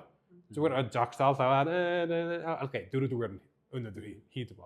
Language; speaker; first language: Mongolian; early bilingual, heritage; English